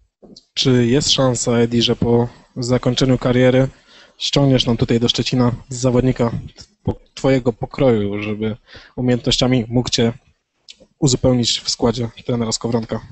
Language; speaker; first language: Polish; native; Polish